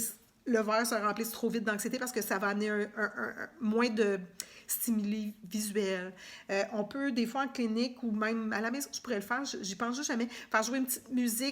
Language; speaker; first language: French; native; French